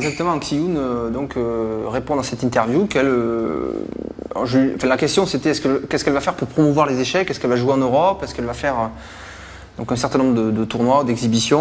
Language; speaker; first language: French; native; French